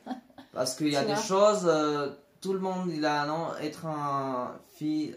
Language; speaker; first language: French; non-native, learner; Spanish